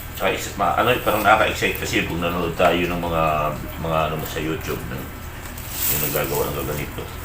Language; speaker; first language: Filipino; native; Filipino